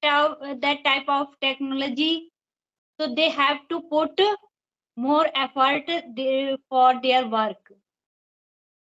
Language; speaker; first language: English; non-native, learner; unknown